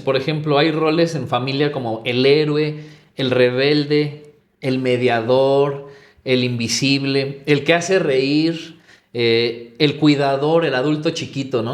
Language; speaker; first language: Spanish; native; Spanish